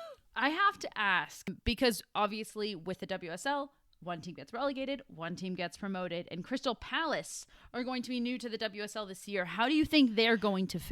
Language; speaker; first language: English; native; English